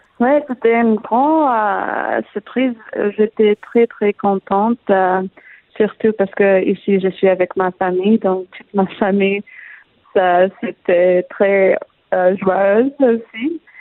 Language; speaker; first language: French; non-native, learner; Arabic